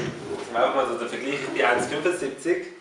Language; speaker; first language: German; native; German